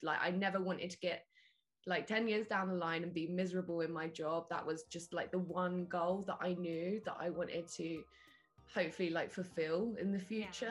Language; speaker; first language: English; native; English